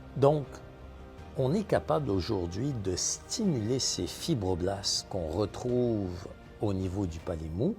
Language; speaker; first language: French; native; French